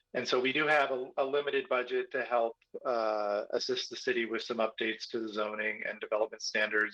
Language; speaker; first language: English; native; English